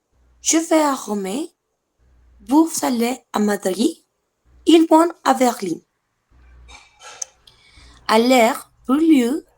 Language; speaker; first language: French; non-native, learner; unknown